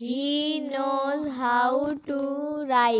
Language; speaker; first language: English; non-native, learner; Hindi